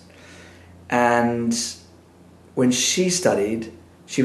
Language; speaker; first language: English; native; English